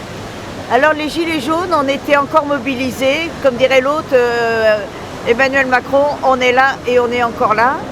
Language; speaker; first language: French; native; French